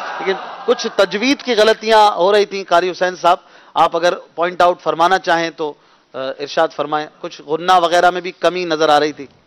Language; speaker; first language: Urdu; native; Urdu